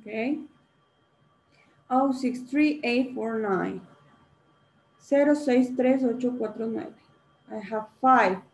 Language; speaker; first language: English; non-native, learner; Spanish